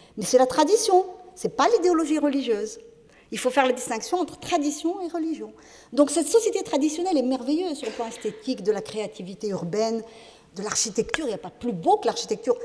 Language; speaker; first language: French; non-native, local second language; Arabic